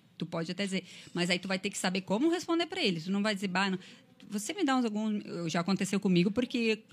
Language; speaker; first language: Portuguese; native; Portuguese